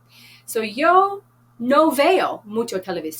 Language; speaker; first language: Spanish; non-native, fluent; English